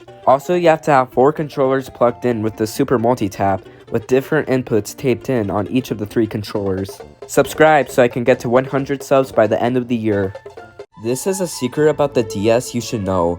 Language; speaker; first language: English; native; English